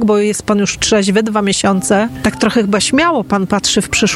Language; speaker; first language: Polish; native; Polish